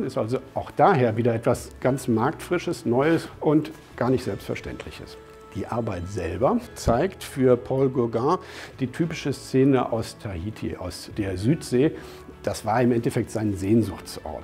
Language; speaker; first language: German; native; German